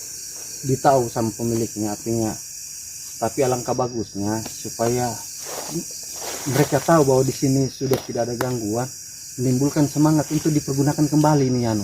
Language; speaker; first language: Indonesian; native; Indonesian